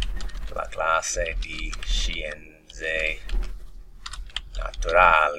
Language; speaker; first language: Italian; non-native, fluent; English